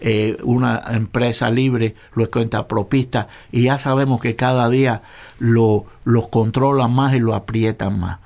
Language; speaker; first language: Spanish; native; Spanish